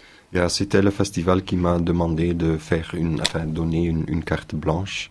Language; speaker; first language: French; non-native, local second language; Dutch